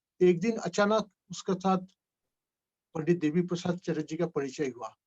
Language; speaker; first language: Hindi; non-native, local second language; Bangla